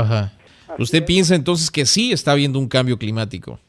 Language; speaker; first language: Spanish; native; Spanish